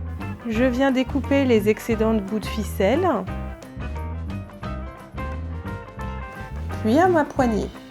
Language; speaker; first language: French; native; French